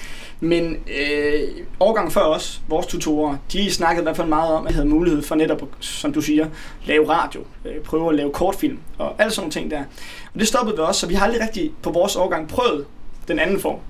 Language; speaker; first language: Danish; native; Danish